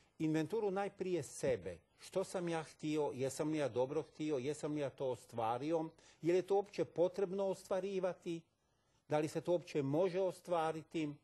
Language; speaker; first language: Croatian; native; Croatian